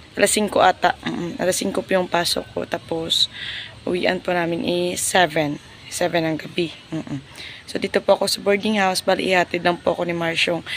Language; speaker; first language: Filipino; native; Filipino